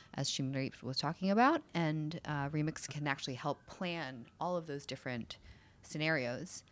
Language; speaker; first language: English; native; English